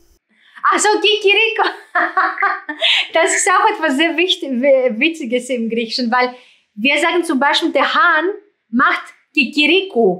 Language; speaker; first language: German; non-native, fluent; Greek